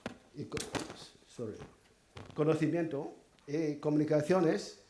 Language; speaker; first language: Spanish; non-native, fluent; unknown